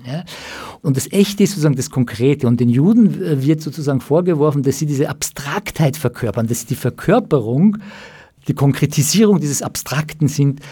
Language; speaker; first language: German; early bilingual, other home language; Persian